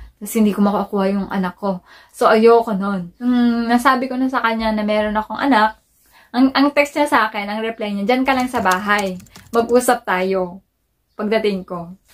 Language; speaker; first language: Filipino; native; Filipino